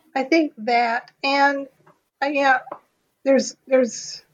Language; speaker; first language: English; native; English